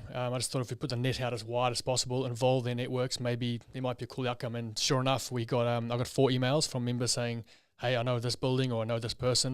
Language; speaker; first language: English; native; English